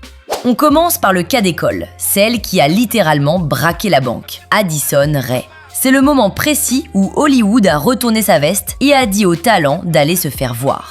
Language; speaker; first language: French; native; French